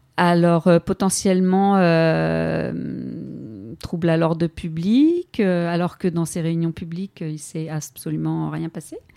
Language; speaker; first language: French; native; French